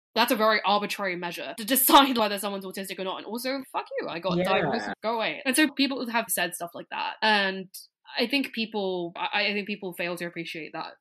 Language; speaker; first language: English; non-native, local second language; Cantonese